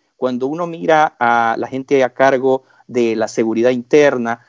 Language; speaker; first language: Spanish; native; Spanish